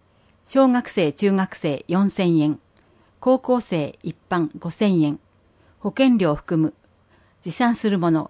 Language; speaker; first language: Japanese; native; Japanese